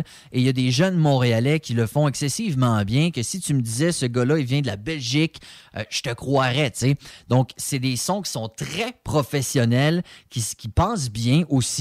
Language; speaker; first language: French; native; French